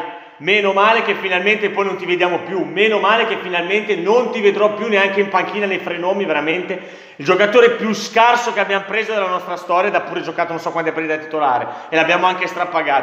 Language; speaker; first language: Italian; native; Italian